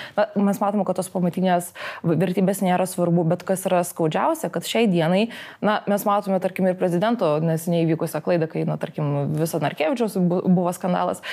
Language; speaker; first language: Lithuanian; non-native, local second language; Polish